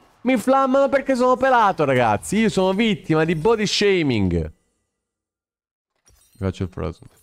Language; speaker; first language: Italian; native; Italian